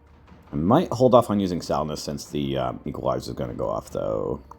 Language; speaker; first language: English; native; English